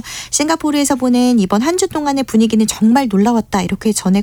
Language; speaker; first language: Korean; native; Korean